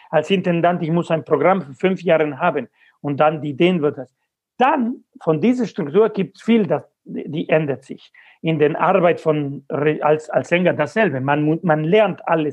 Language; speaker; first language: German; non-native, fluent; Spanish